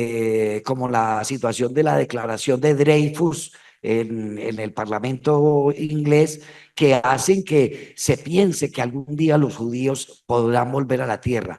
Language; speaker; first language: Spanish; native; Spanish